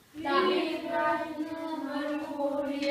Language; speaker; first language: Russian; non-native, learner; Mongolian